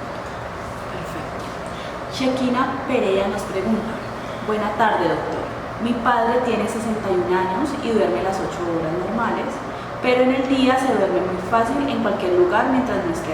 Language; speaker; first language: Spanish; native; Spanish